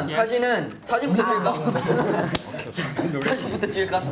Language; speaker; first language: Korean; native; Korean